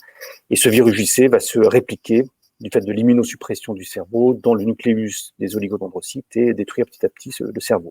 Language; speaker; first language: French; native; French